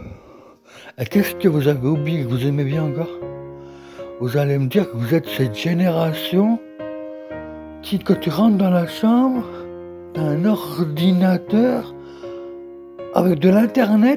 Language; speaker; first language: French; native; French